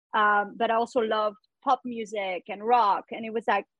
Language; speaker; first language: English; non-native, fluent; French